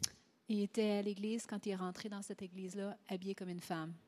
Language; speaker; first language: French; native; French